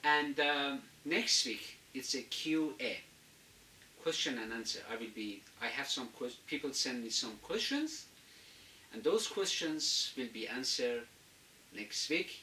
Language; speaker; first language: English; non-native, fluent; Azerbaijani